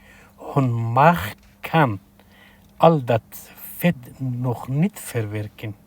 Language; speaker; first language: Dutch; non-native, fluent; Persian